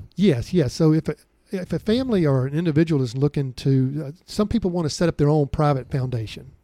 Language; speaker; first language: English; native; English